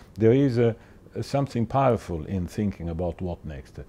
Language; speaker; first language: English; non-native, fluent; Italian